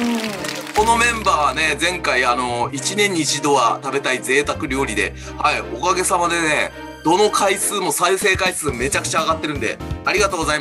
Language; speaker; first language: Japanese; native; Japanese